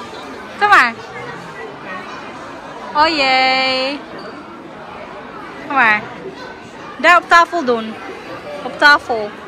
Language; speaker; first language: Dutch; non-native, learner; Filipino